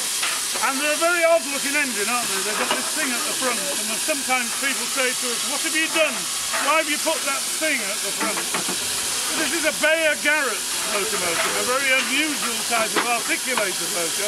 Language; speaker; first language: English; native; English